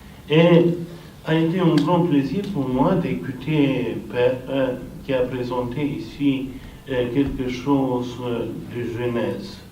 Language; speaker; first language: French; non-native, fluent; Romanian